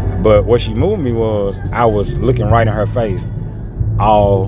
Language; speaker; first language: English; native; English